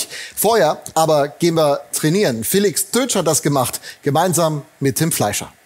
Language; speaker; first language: German; native; German